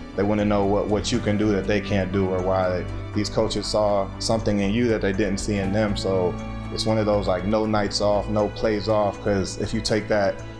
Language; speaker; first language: English; native; English